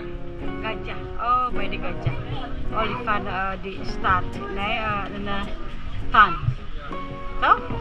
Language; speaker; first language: Dutch; non-native, learner; Indonesian